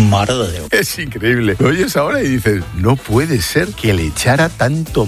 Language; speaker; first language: Spanish; native; Spanish